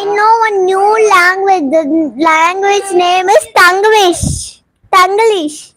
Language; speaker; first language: English; non-native, learner; Tamil